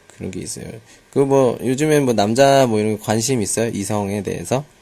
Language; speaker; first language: Korean; native; Korean